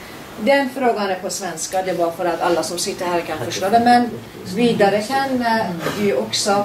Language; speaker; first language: Swedish; non-native, fluent; Persian